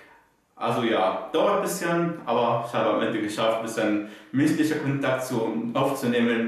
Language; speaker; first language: German; non-native, learner; Arabic